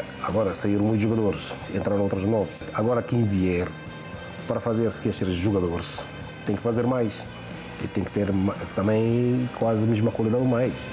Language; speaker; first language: Portuguese; non-native, fluent; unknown